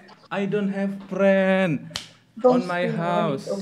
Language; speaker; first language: English; non-native, learner; Indonesian